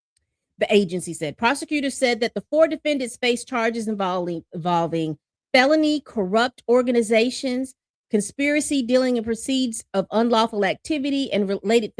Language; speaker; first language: English; native; English